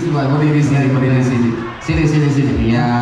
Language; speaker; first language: Indonesian; native; Indonesian